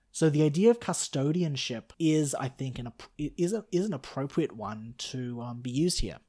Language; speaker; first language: English; native; English